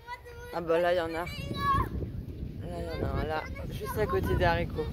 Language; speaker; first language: French; native; French